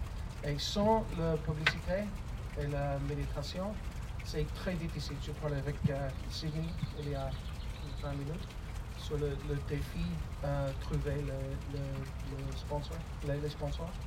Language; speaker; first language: French; non-native, fluent; English